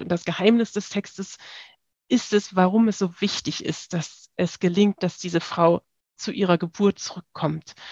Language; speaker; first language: German; native; German